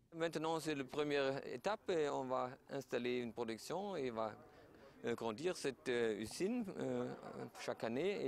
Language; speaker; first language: French; non-native, learner; German